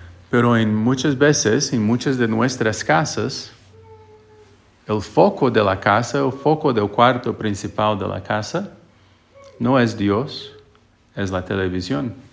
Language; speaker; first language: Spanish; non-native, fluent; English